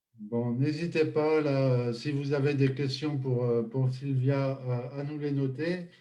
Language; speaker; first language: French; native; French